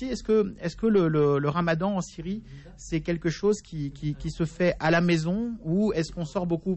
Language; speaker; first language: French; native; French